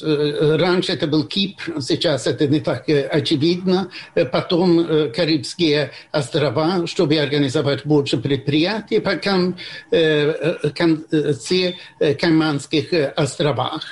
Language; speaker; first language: Russian; non-native, fluent; Swedish